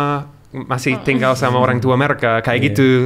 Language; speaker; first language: Indonesian; non-native, learner; English